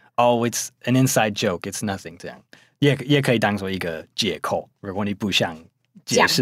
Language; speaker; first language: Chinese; non-native, fluent; English